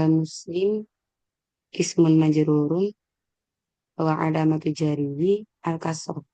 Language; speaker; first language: Arabic; non-native, learner; Indonesian